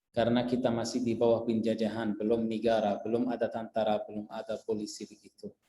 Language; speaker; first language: Indonesian; non-native, fluent; Arabic